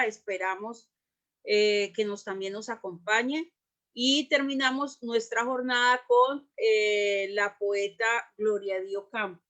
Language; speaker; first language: Spanish; native; Spanish